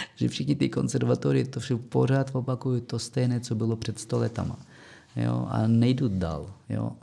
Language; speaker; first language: Czech; non-native, fluent; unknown